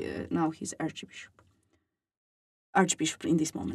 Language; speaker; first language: English; non-native, fluent; Serbian